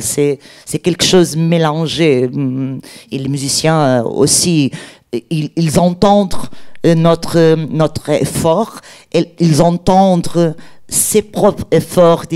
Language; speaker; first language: French; non-native, learner; Portuguese